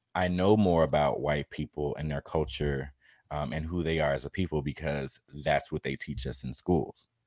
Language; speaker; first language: English; native; English